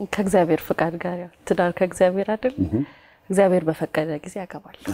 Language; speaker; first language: Amharic; native; Amharic